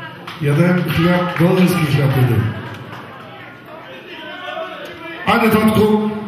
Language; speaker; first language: Bulgarian; non-native, local second language; Turkish